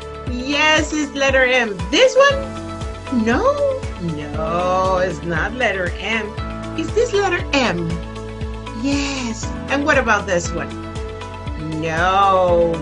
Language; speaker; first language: English; non-native, fluent; Spanish